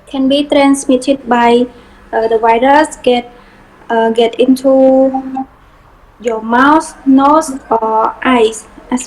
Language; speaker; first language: English; non-native, learner; Khmer